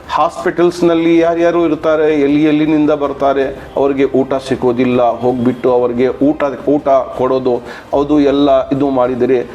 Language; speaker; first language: Kannada; non-native, local second language; Urdu